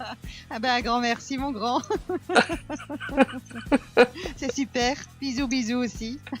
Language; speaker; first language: French; native; French